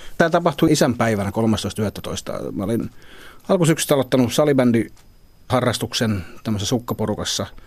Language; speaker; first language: Finnish; native; Finnish